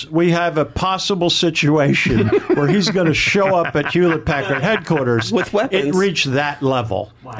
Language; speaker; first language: English; native; English